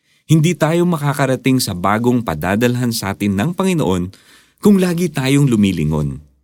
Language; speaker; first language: Filipino; native; Filipino